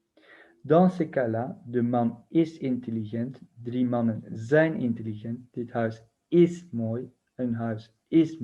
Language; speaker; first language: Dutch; non-native, fluent; French